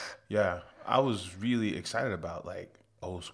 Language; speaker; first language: English; native; English